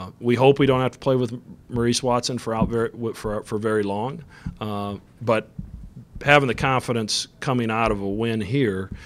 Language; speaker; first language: English; native; English